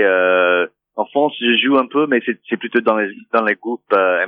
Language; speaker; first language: French; non-native, fluent; English